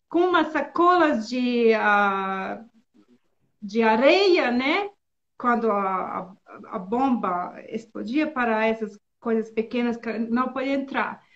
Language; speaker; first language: Portuguese; non-native, learner; Bosnian